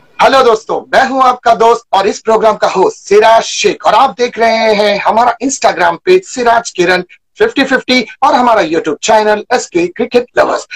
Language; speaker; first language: Hindi; native; Hindi